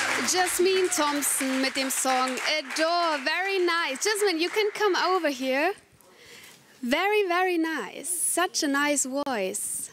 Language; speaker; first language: English; non-native, fluent; German